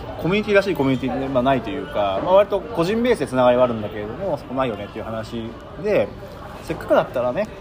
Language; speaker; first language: Japanese; native; Japanese